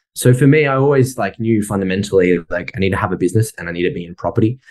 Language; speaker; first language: English; native; English